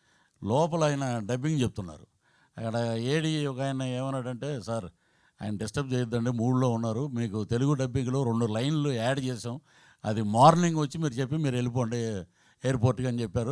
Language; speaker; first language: Telugu; native; Telugu